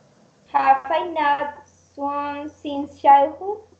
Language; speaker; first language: English; non-native, learner; Spanish